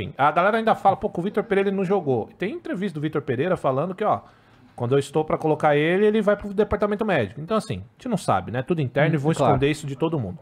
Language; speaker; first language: Portuguese; native; Portuguese